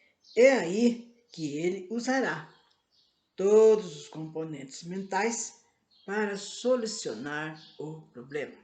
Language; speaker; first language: Portuguese; native; Portuguese